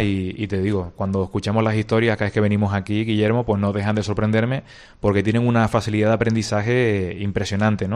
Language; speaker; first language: Spanish; native; Spanish